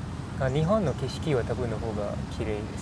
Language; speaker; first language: Japanese; non-native, learner; English